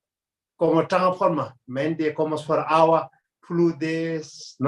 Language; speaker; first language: Spanish; non-native, learner; Tibetan